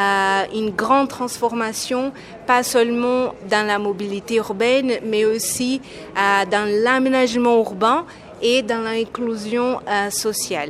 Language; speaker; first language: French; non-native, fluent; Portuguese